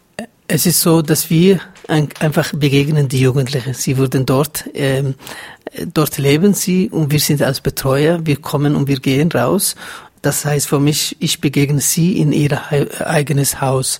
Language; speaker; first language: German; non-native, fluent; Somali